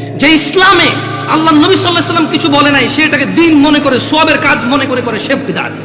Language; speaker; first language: Bangla; early bilingual, heritage; Bangla